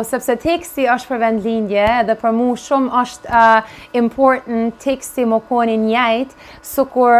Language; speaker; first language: Albanian; early bilingual, heritage; Albanian